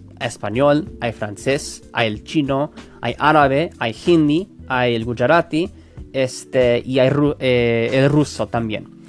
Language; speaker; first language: Spanish; non-native, fluent; English